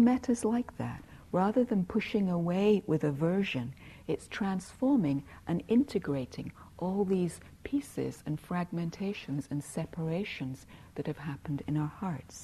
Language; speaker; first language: English; native; English